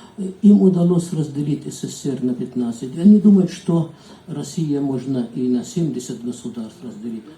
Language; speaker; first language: Russian; non-native, fluent; Arabic